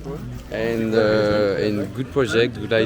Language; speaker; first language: English; non-native, learner; French